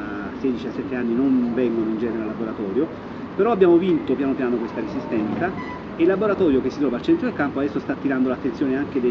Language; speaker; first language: Italian; native; Italian